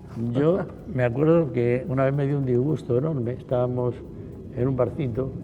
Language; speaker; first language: Spanish; native; Spanish